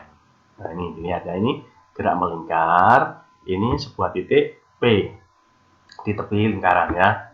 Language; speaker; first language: Indonesian; native; Indonesian